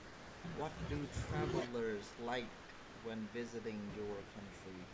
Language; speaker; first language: English; non-native, fluent; Vietnamese